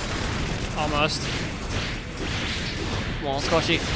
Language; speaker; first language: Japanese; non-native, learner; English